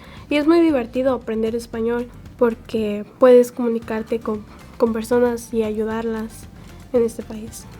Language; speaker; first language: Spanish; early bilingual, other home language; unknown